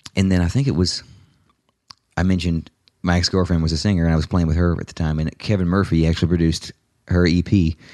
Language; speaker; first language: English; native; English